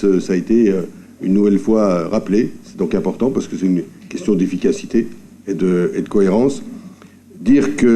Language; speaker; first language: French; native; French